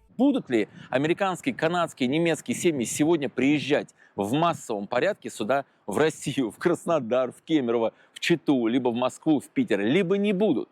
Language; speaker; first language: Russian; native; Russian